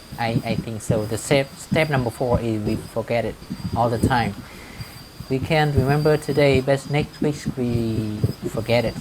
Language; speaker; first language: English; non-native, fluent; Vietnamese